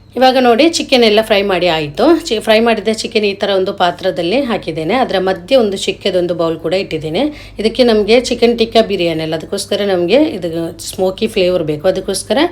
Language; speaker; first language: Kannada; non-native, local second language; Malayalam